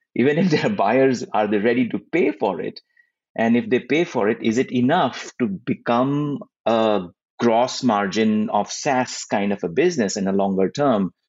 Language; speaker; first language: English; non-native, local second language; Hindi